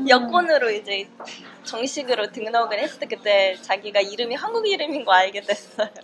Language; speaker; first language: Korean; non-native, fluent; Russian